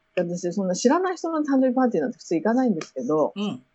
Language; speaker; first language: Japanese; native; Japanese